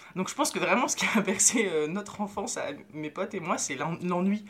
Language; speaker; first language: French; early bilingual, other home language; Arabic